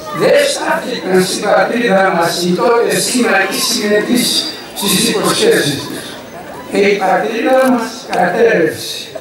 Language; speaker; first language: Greek; native; Greek